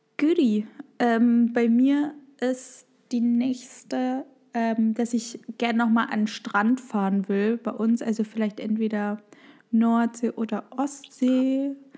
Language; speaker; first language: German; native; German